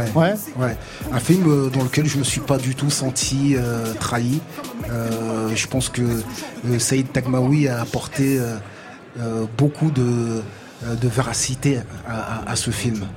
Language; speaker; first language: French; native; French